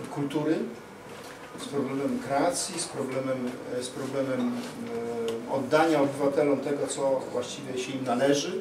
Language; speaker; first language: Polish; native; Polish